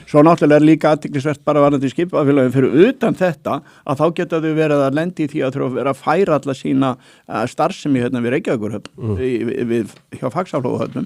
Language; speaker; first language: Icelandic; native; Icelandic